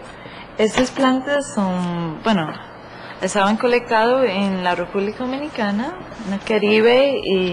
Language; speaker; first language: Spanish; non-native, fluent; English